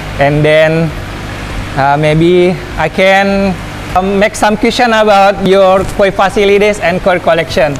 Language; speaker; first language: English; non-native, learner; Indonesian